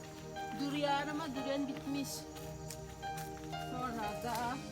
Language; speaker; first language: Turkish; non-native, learner; Indonesian